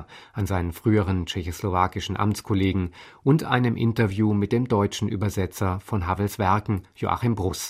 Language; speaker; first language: German; native; German